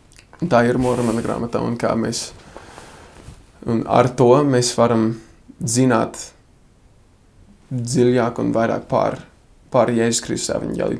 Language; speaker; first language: Latvian; non-native, fluent; English